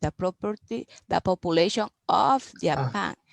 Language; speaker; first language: English; non-native, learner; Spanish